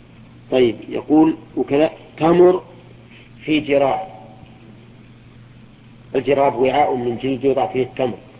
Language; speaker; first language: Arabic; native; Arabic